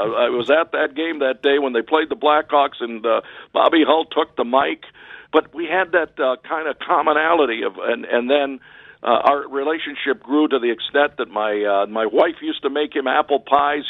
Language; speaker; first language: English; native; English